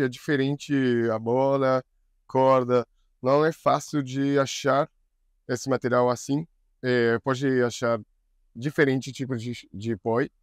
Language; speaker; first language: Portuguese; non-native, learner; Spanish